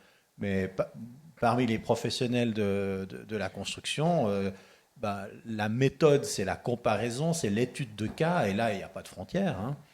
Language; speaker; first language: French; native; French